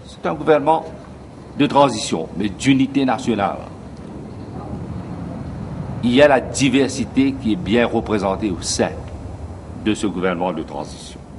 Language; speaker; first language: French; non-native, local second language; Morisyen